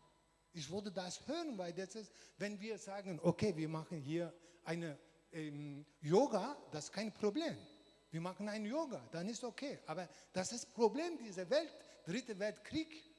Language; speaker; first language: German; non-native, learner; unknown